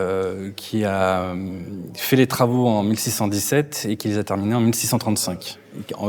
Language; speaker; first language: French; native; French